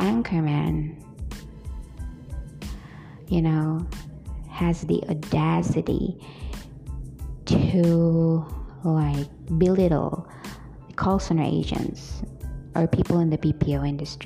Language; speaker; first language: English; non-native, local second language; Cebuano